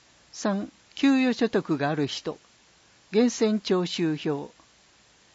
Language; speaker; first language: Japanese; native; Japanese